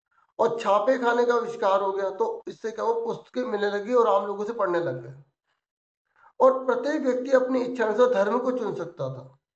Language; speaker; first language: Hindi; native; Hindi